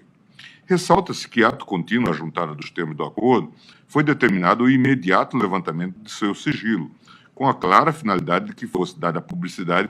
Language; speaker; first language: Portuguese; native; Portuguese